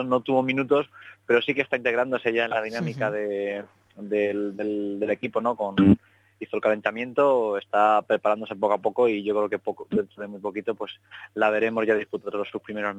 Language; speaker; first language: Spanish; native; Spanish